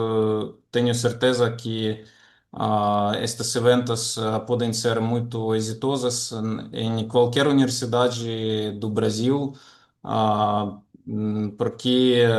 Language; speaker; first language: Portuguese; non-native, fluent; Ukrainian